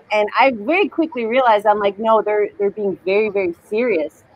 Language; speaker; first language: English; native; English